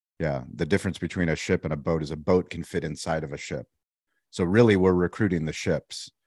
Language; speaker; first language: English; native; English